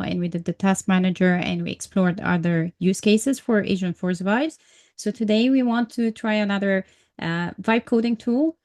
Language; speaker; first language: English; non-native, fluent; Arabic